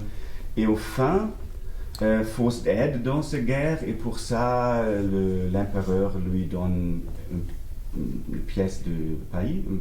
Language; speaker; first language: French; non-native, learner; German